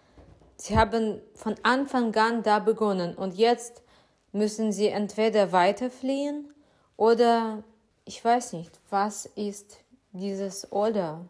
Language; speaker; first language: German; non-native, fluent; Ukrainian